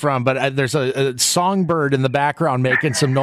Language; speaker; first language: English; native; English